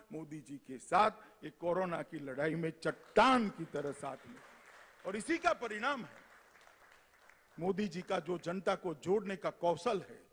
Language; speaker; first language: Hindi; non-native, local second language; Gujarati